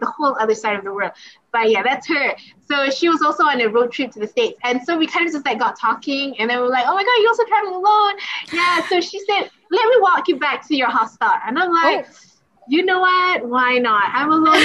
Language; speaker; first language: English; non-native, local second language; Malay